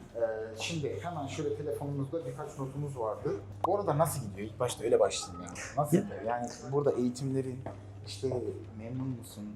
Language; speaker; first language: Turkish; native; Turkish